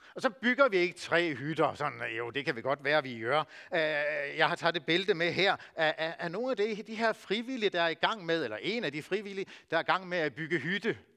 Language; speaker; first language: Danish; native; Danish